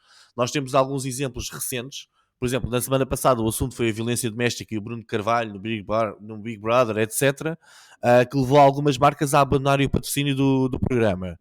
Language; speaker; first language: Portuguese; native; Portuguese